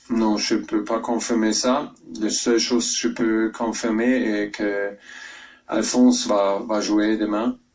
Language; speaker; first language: French; non-native, fluent; German